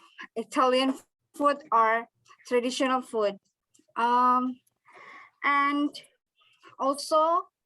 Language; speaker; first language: English; non-native, learner; Indonesian